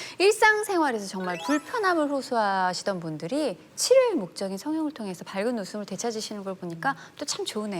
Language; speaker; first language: Korean; native; Korean